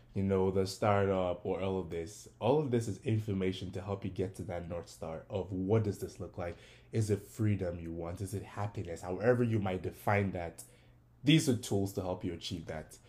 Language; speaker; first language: English; non-native, local second language; Yoruba